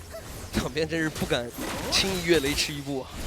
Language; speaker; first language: Chinese; native; Chinese